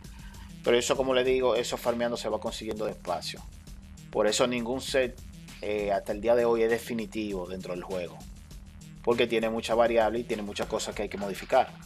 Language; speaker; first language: Spanish; native; Spanish